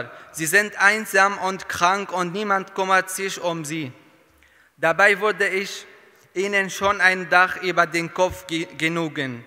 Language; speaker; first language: German; non-native, fluent; Arabic